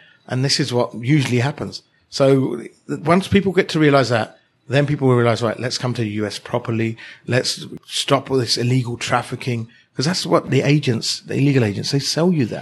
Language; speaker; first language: English; early bilingual, other home language; Hindi